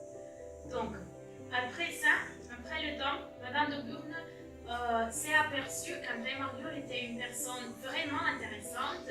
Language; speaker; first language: French; non-native, learner; Spanish